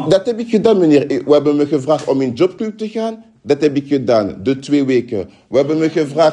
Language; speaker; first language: Dutch; non-native, fluent; French